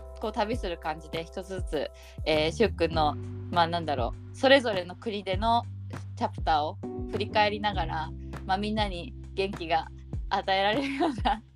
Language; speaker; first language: Japanese; native; Japanese